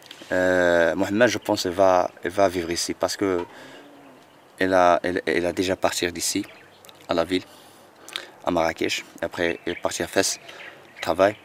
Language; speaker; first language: French; non-native, learner; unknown